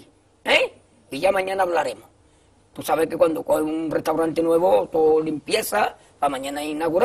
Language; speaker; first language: Spanish; native; Spanish